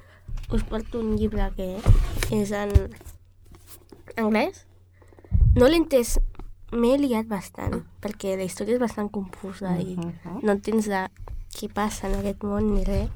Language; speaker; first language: Catalan; non-native, local second language; Spanish